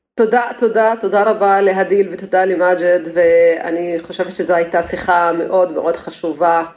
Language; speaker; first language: Hebrew; non-native, local second language; Arabic